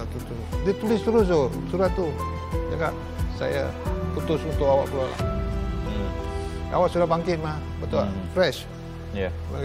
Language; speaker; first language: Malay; non-native, local second language; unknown